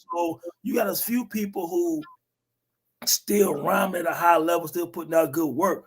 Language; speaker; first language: English; native; English